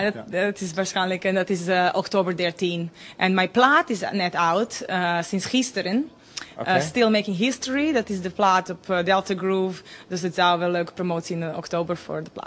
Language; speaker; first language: Dutch; non-native, fluent; Serbian